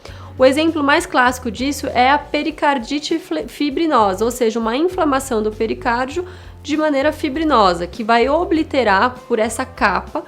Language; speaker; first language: Portuguese; native; Portuguese